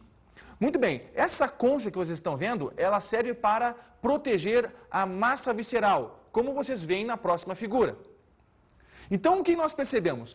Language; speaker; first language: Portuguese; native; Portuguese